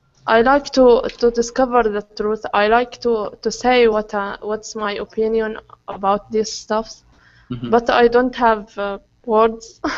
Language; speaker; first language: English; non-native, learner; Arabic